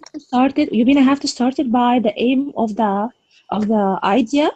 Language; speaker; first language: English; non-native, learner; Arabic